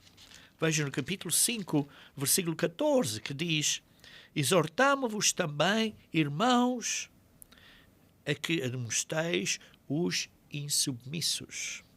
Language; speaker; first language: Portuguese; native; Portuguese